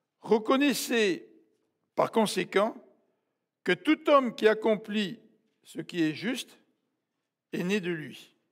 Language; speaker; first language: French; native; French